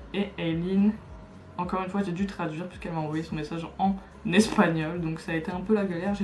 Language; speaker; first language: French; native; French